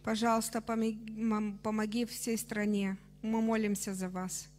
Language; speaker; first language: Russian; non-native, fluent; Romanian